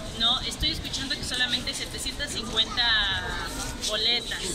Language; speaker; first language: Spanish; native; Spanish